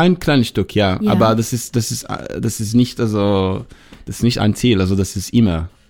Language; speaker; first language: German; non-native, learner; Hebrew